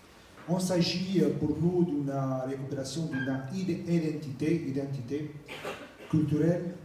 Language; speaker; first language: French; non-native, learner; Italian